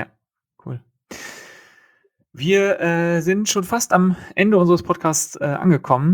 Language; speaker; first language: German; native; German